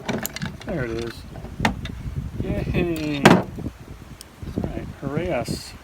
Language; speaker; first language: English; native; English